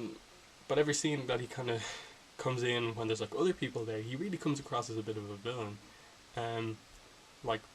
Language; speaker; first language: English; native; English